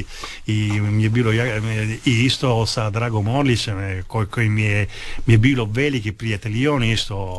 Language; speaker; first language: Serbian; early bilingual, heritage; Italian